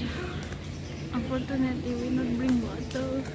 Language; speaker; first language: English; non-native, learner; Indonesian